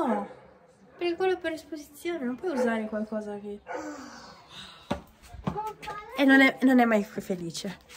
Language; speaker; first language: Italian; early bilingual, other home language; Filipino